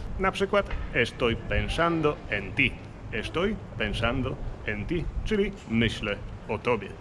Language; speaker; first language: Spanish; non-native, fluent; Polish